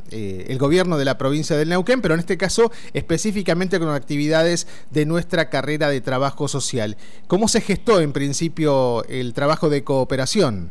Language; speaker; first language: Spanish; native; Spanish